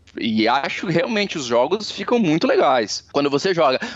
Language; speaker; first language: Portuguese; native; Portuguese